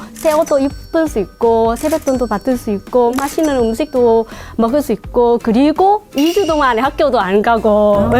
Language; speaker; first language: Korean; non-native, fluent; Vietnamese